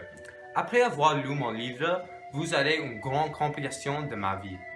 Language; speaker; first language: French; non-native, local second language; English